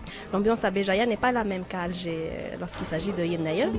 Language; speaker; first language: French; non-native, local second language; Kabyle